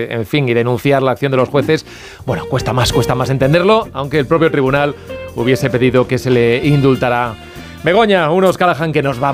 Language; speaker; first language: Spanish; native; Spanish